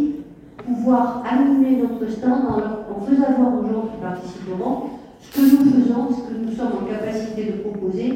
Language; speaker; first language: French; native; French